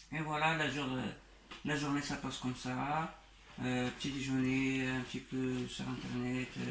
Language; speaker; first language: French; non-native, local second language; Arabic